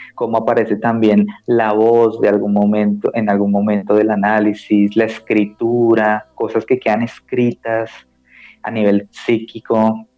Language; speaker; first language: Spanish; native; Spanish